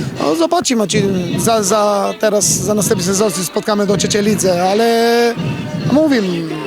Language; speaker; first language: Polish; non-native, fluent; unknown